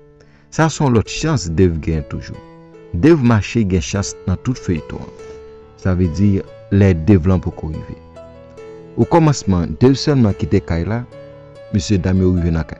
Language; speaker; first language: French; non-native, local second language; Haitian Creole